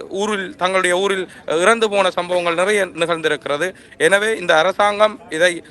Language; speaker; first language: Tamil; native; Tamil